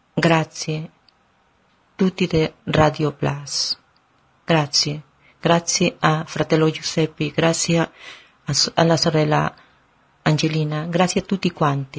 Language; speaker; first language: Italian; non-native, learner; Spanish